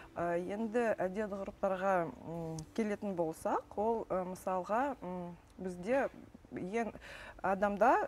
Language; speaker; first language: Kazakh; non-native, local second language; Russian